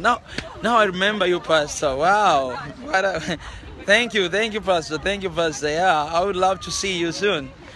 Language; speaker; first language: English; non-native, local second language; Swahili